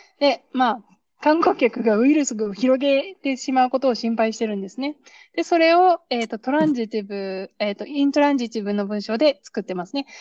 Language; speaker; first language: Japanese; native; Japanese